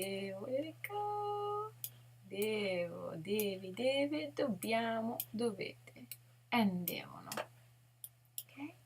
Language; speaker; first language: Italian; non-native, fluent; English